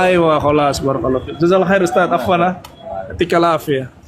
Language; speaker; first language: Arabic; non-native, learner; Indonesian